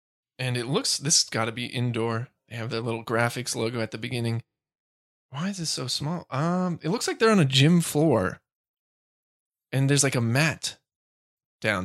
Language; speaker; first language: English; native; English